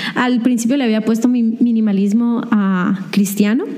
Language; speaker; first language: Spanish; native; Spanish